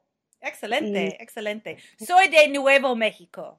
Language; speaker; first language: Spanish; non-native, fluent; English